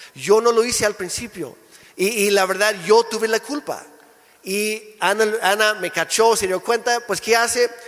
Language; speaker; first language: Spanish; non-native, fluent; English